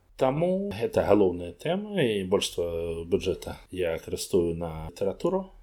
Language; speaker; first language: Belarusian; non-native, learner; Russian